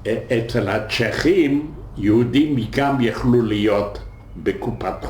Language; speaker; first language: Hebrew; non-native, fluent; Yiddish